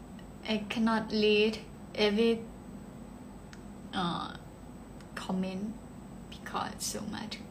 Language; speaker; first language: English; non-native, learner; Thai